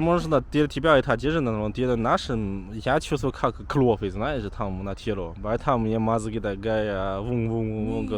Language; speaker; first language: Russian; non-native, learner; Chinese